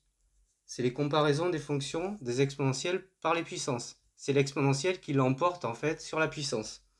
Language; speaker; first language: French; native; French